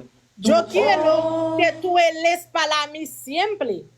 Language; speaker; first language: Spanish; non-native, learner; Haitian Creole